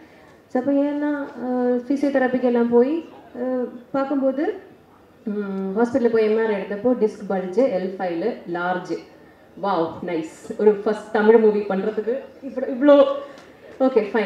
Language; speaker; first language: Tamil; non-native, learner; Malayalam